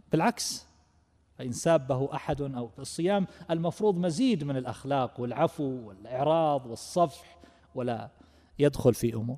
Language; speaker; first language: Arabic; native; Arabic